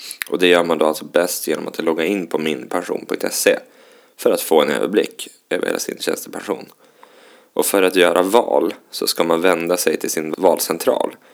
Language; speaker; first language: Swedish; native; Swedish